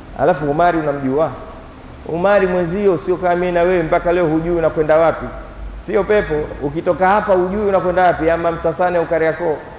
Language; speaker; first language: Swahili; native; Swahili